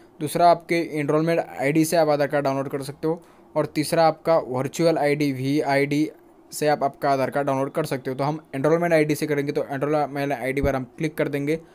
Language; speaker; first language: Hindi; non-native, local second language; Marathi